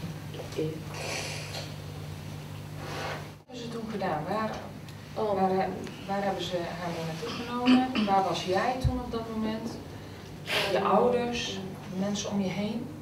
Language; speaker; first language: Dutch; native; Dutch